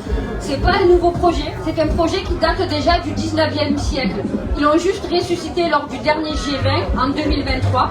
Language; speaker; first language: French; native; French